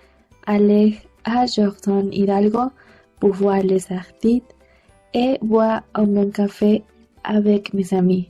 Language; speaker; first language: French; non-native, learner; Spanish